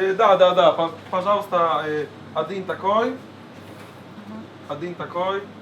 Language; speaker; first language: Russian; non-native, learner; Polish